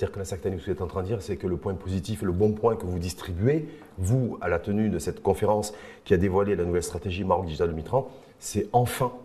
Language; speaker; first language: French; non-native, local second language; Arabic